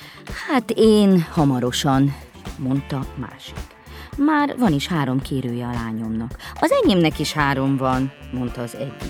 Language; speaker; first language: Hungarian; native; Hungarian